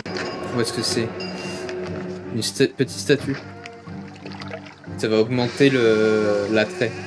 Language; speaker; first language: French; native; French